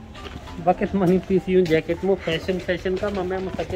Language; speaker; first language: Filipino; non-native, learner; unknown